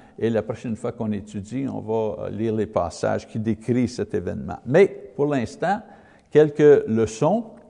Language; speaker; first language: French; non-native, learner; English